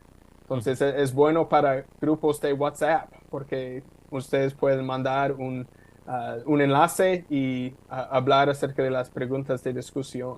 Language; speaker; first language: Spanish; non-native, fluent; English